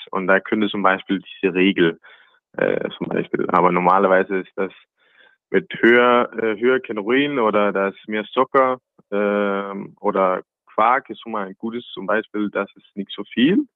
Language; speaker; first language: German; non-native, learner; Danish